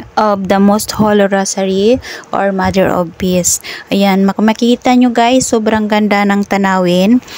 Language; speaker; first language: Filipino; non-native, local second language; Bikol